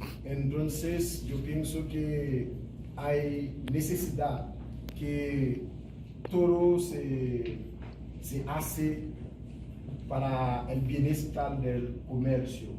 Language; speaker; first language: Spanish; non-native, fluent; Haitian Creole